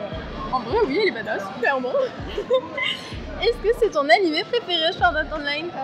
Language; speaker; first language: French; native; French